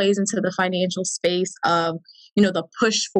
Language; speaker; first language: English; native; English